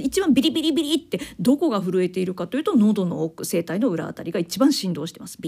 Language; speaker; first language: Japanese; native; Japanese